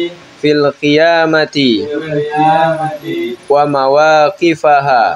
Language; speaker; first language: Arabic; non-native, fluent; Indonesian